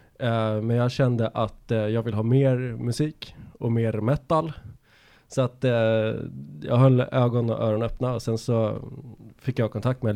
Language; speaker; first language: Swedish; native; Swedish